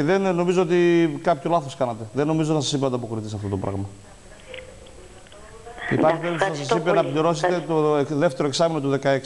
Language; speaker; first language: Greek; native; Greek